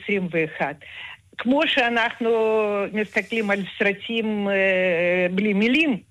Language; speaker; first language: Hebrew; non-native, fluent; Russian